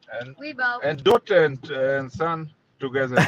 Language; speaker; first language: English; non-native, learner; Russian